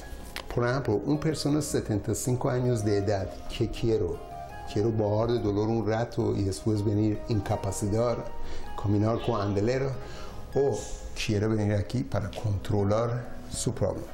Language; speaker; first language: Spanish; non-native, learner; Persian